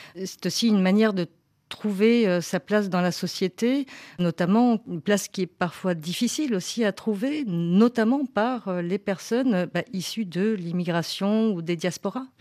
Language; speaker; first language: French; native; French